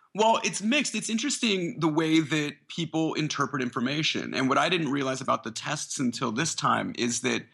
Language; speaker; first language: English; native; English